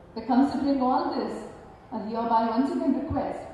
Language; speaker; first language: English; non-native, local second language; Kannada